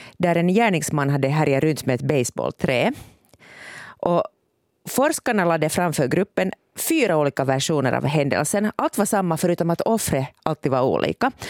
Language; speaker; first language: Swedish; native; Swedish